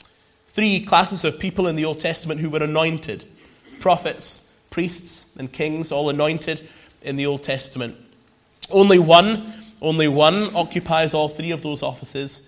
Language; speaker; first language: English; native; English